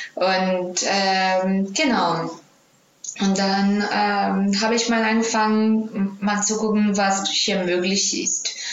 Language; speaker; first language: German; non-native, fluent; Greek